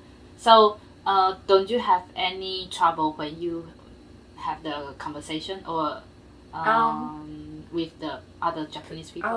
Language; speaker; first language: English; non-native, learner; Japanese